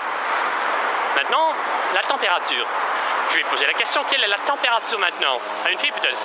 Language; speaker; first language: French; non-native, fluent; Russian